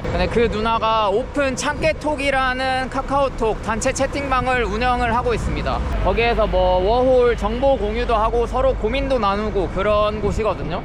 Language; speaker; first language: Korean; native; Korean